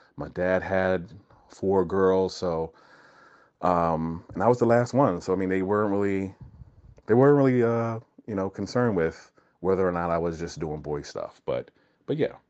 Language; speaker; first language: English; native; English